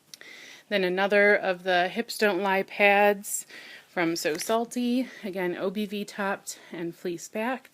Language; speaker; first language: English; native; English